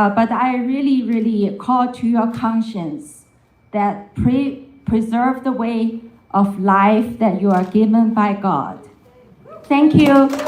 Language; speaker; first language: English; non-native, fluent; Chinese